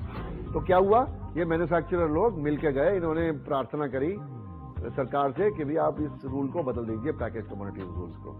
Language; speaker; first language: Hindi; native; Hindi